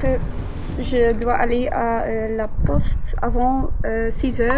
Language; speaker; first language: French; non-native, local second language; Dutch